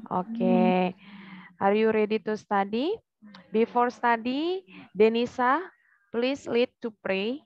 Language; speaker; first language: English; non-native, learner; Indonesian